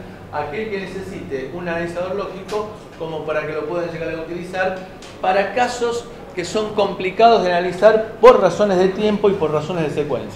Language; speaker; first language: Spanish; native; Spanish